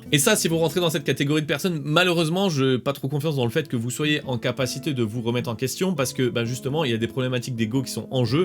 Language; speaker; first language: French; native; French